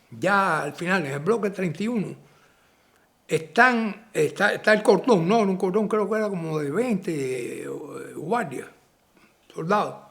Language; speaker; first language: Spanish; native; Spanish